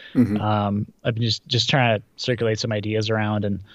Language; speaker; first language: English; early bilingual, other home language; Russian